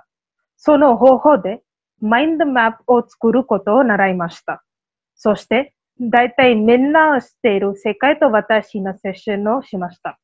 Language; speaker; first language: Japanese; non-native, learner; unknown